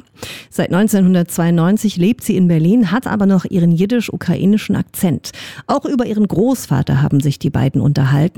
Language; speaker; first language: German; native; German